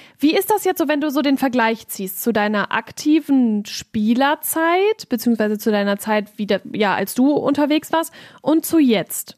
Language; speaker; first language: German; native; German